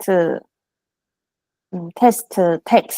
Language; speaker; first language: Korean; non-native, learner; Chinese